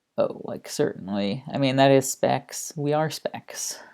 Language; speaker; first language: English; native; English